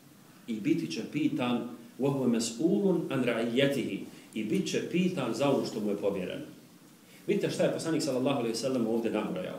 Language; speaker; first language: Serbian; native; Serbian